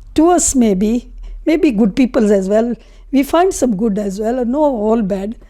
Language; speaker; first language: English; non-native, local second language; Punjabi